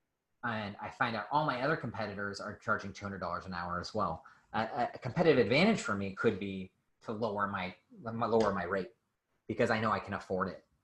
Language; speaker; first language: English; native; English